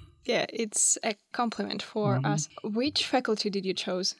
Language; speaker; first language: English; non-native, fluent; Russian